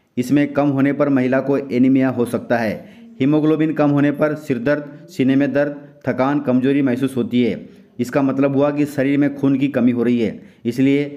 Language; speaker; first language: Hindi; native; Hindi